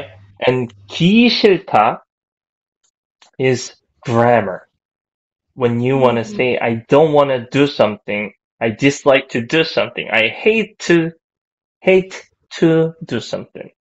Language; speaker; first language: English; non-native, fluent; Korean